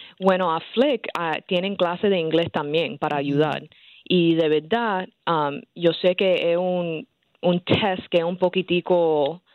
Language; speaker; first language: Spanish; early bilingual, heritage; English